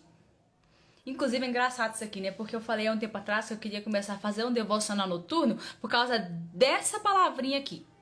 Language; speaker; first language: Portuguese; native; Portuguese